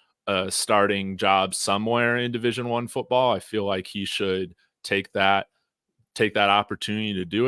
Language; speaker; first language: English; native; English